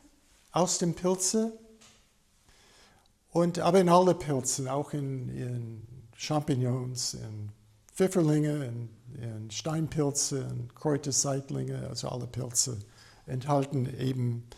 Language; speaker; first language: German; non-native, fluent; English